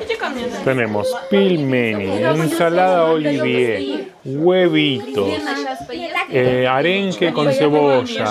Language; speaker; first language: Spanish; native; Spanish